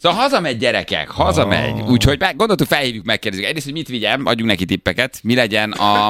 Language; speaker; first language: Hungarian; native; Hungarian